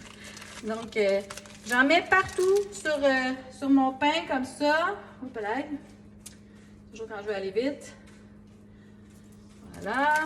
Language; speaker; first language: French; native; French